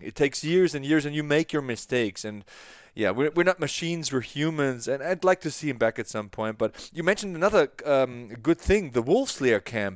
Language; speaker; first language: English; non-native, fluent; German